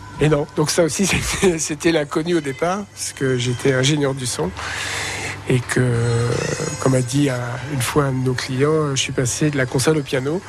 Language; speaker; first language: French; native; French